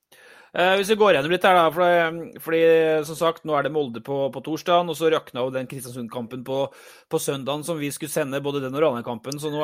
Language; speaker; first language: Norwegian; native; Norwegian